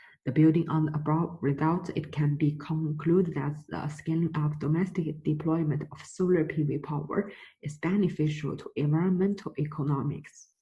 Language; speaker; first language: English; non-native, fluent; Chinese